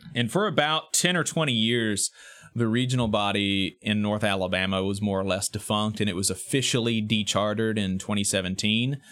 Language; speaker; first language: English; native; English